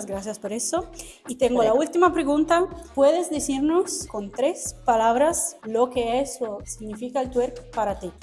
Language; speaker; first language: Spanish; non-native, fluent; Italian